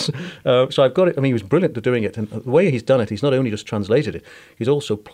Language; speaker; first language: English; native; English